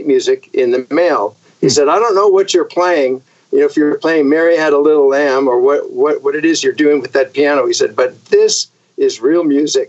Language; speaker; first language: English; native; English